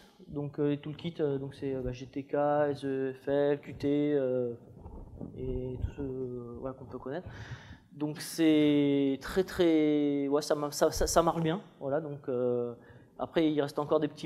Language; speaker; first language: French; native; French